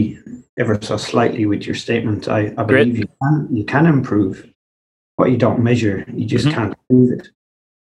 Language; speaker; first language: English; native; English